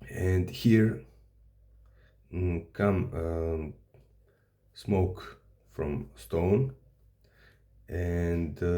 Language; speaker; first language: English; non-native, learner; Serbian